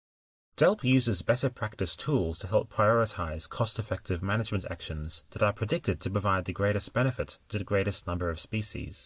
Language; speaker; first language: English; native; English